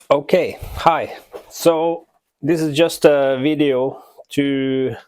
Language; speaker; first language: English; non-native, fluent; Norwegian